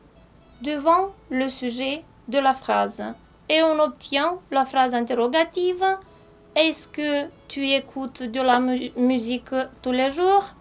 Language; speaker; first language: French; non-native, fluent; Romanian